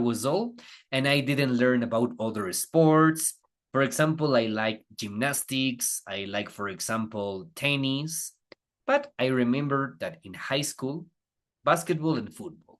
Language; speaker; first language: English; non-native, fluent; Spanish